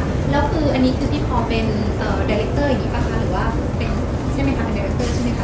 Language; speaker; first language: Thai; native; Thai